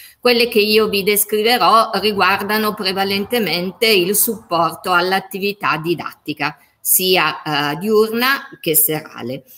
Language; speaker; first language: Italian; native; Italian